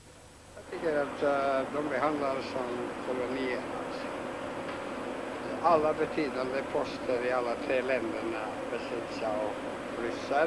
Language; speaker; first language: Swedish; non-native, fluent; Latvian